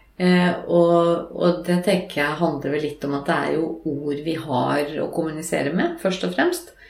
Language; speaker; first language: Norwegian; native; Norwegian